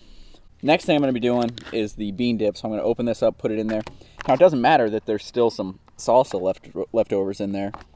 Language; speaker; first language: English; native; English